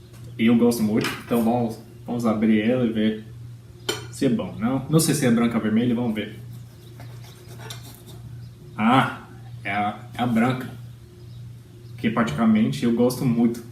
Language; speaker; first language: Portuguese; non-native, fluent; English